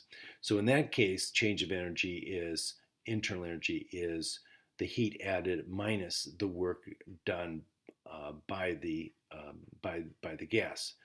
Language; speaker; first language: English; native; English